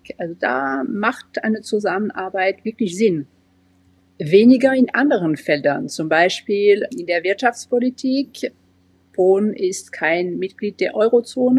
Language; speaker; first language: German; non-native, fluent; French